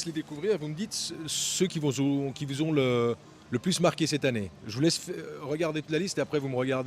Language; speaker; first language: French; native; French